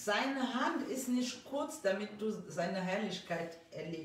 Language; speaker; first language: German; non-native, fluent; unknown